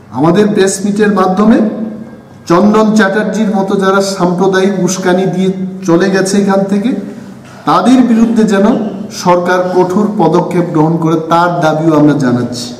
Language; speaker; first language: Bangla; non-native, local second language; Kok Borok